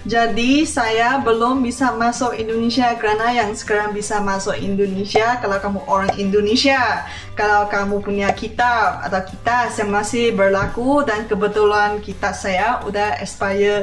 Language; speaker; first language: Indonesian; non-native, fluent; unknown